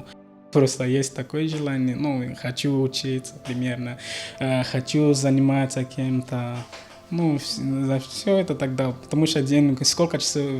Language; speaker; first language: Russian; non-native, learner; Portuguese